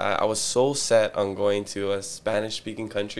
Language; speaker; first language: English; early bilingual, other home language; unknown